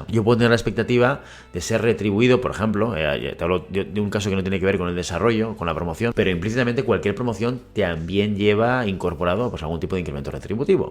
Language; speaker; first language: Spanish; native; Spanish